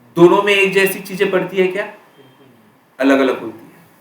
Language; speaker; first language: Hindi; non-native, local second language; Marathi